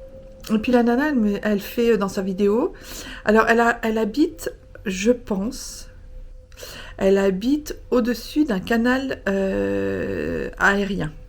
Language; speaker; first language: French; native; French